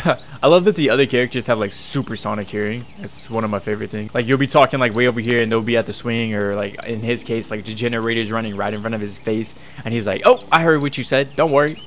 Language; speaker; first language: English; native; English